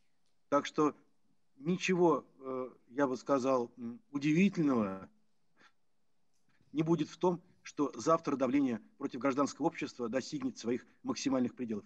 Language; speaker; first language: Russian; native; Russian